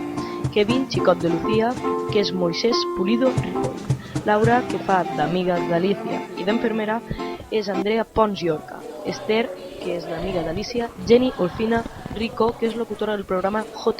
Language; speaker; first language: Catalan; native; Catalan